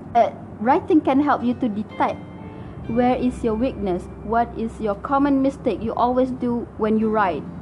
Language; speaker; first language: English; non-native, local second language; Malay